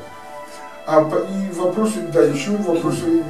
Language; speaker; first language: Russian; native; Russian